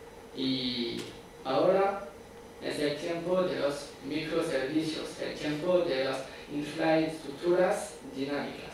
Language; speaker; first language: Spanish; non-native, fluent; French